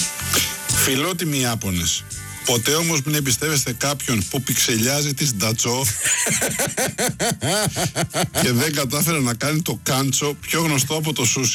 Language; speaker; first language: Greek; native; Greek